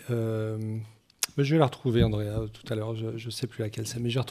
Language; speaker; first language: French; native; French